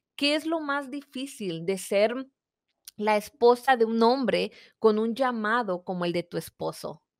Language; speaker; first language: Spanish; native; Spanish